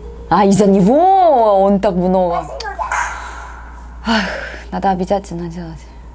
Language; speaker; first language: Russian; non-native, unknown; Korean